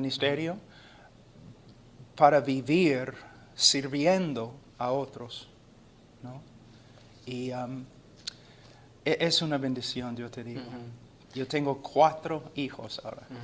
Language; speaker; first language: Spanish; non-native, fluent; English